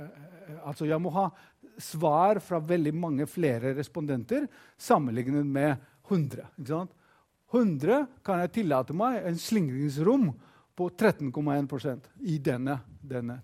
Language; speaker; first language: Norwegian; non-native, fluent; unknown